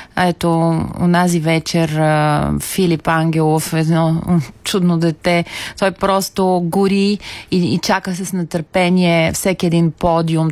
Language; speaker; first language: Bulgarian; native; Bulgarian